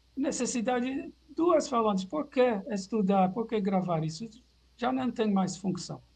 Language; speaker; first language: Portuguese; non-native, fluent; Dutch